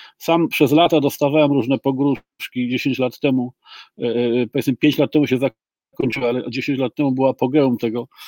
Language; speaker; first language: Polish; native; Polish